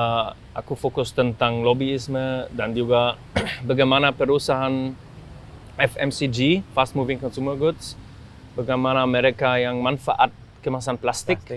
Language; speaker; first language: Indonesian; non-native, fluent; German